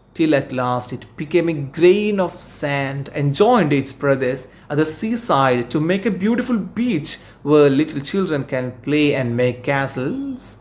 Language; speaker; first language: English; non-native, local second language; Malayalam